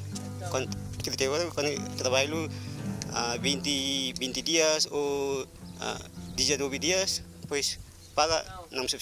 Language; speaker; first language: Portuguese; non-native, learner; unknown